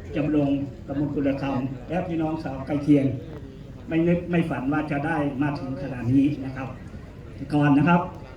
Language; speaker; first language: Thai; native; Thai